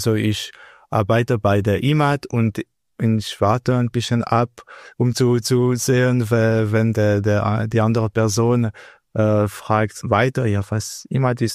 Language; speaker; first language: German; non-native, local second language; French